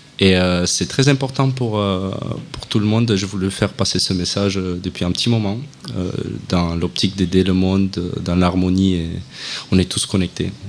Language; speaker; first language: French; non-native, fluent; Romanian